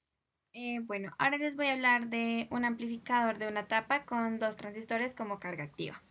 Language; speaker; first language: Spanish; native; Spanish